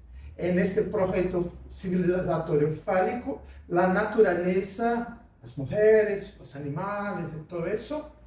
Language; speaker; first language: Spanish; non-native, fluent; Portuguese